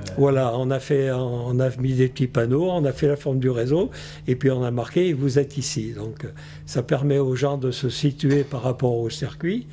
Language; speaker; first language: French; native; French